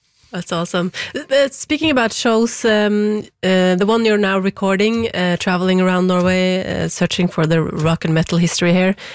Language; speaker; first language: English; non-native, fluent; Norwegian